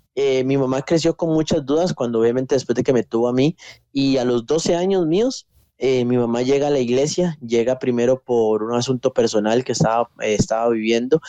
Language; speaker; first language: Spanish; native; Spanish